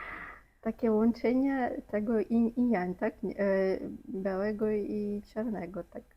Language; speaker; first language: Polish; non-native, fluent; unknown